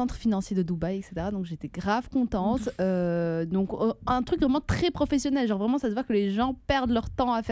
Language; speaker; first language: French; native; French